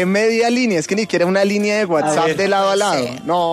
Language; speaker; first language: Spanish; native; Spanish